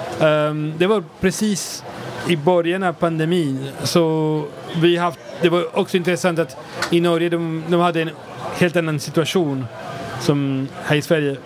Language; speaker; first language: Swedish; non-native, fluent; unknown